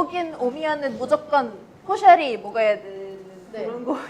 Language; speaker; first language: Korean; non-native, fluent; Arabic